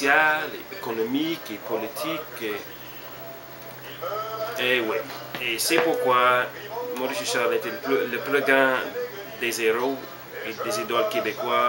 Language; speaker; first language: French; non-native, learner; English